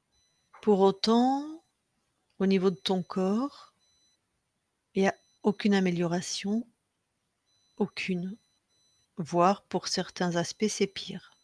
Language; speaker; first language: French; native; French